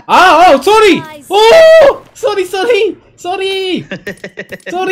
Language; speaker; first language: English; non-native, learner; Korean